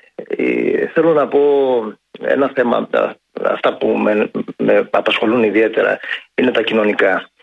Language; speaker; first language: Greek; native; Greek